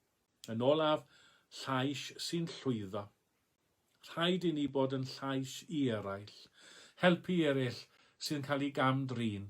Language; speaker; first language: Welsh; native; Welsh